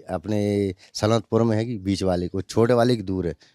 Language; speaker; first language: Hindi; native; Hindi